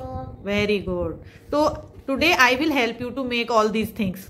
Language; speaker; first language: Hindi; native; Hindi